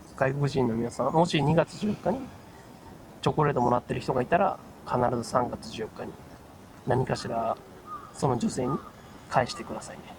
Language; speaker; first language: Japanese; native; Japanese